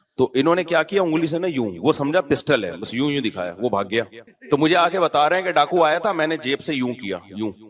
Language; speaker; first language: Urdu; native; Urdu